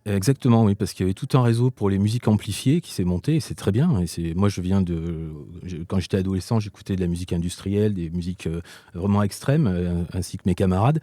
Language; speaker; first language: French; native; French